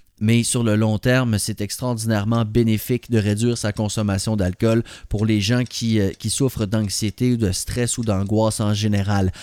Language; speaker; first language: French; native; French